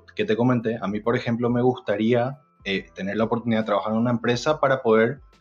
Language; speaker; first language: Spanish; native; Spanish